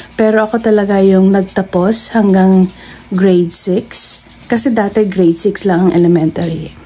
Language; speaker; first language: Filipino; non-native, local second language; Iloko